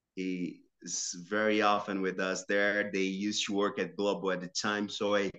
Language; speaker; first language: English; non-native, fluent; Portuguese